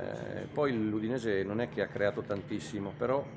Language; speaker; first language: Italian; native; Italian